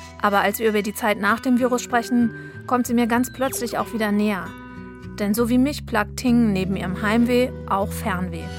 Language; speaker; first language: German; native; German